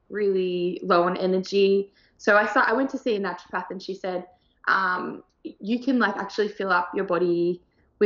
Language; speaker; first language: English; native; English